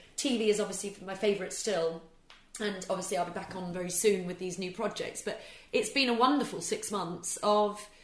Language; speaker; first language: English; native; English